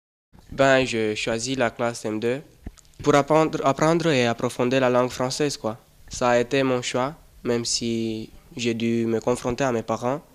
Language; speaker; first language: French; non-native, fluent; Romanian